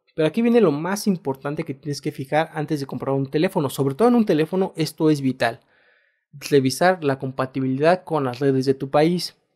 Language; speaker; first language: Spanish; native; Spanish